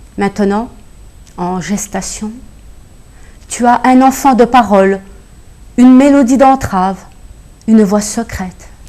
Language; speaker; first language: French; early bilingual, other home language; Kabyle